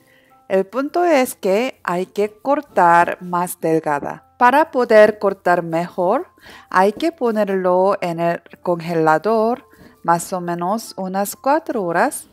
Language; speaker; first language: Spanish; non-native, learner; Korean